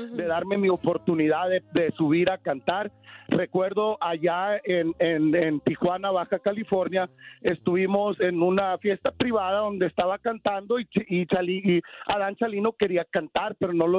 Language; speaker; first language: Spanish; native; Spanish